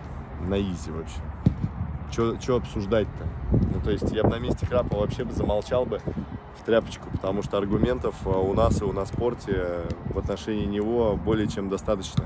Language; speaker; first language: Russian; native; Russian